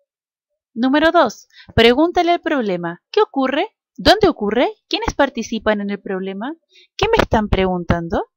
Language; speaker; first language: Spanish; native; Spanish